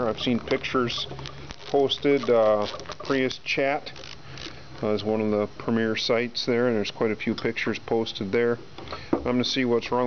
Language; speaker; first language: English; native; English